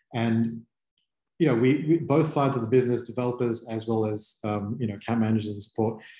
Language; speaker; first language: English; native; English